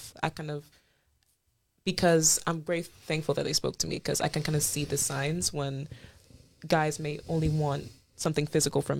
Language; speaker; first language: English; native; English